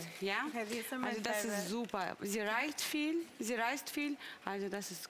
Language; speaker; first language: German; non-native, learner; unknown